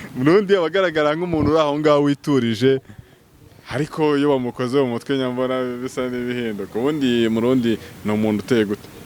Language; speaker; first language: Kinyarwanda; native; Kinyarwanda